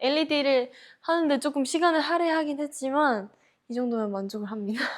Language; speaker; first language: Korean; native; Korean